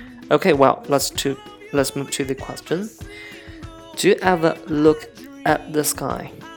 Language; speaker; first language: English; non-native, fluent; Chinese